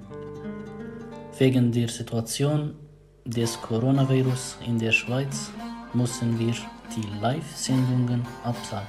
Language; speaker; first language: German; non-native, fluent; Kurdish